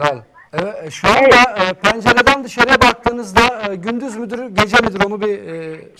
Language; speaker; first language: Turkish; native; Turkish